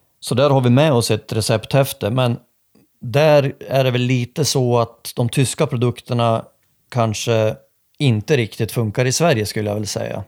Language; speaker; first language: Swedish; native; Swedish